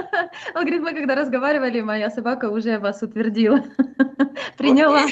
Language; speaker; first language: Russian; native; Russian